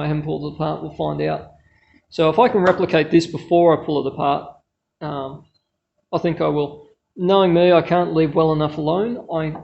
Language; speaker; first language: English; native; English